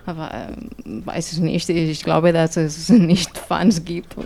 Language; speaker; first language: German; non-native, fluent; Spanish